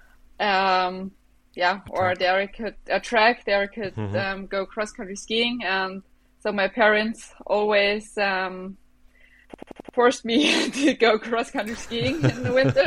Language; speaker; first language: English; non-native, fluent; German